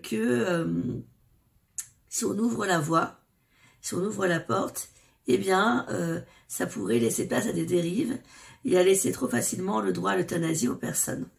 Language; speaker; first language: French; native; French